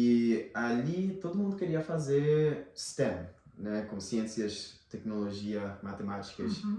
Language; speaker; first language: Portuguese; non-native, fluent; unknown